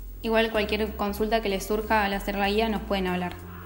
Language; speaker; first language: Spanish; native; Spanish